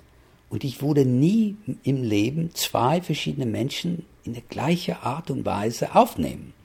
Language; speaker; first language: German; non-native, fluent; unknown